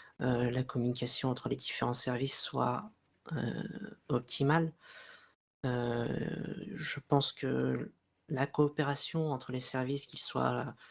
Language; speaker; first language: French; native; French